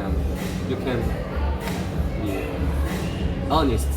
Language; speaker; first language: English; non-native, learner; Korean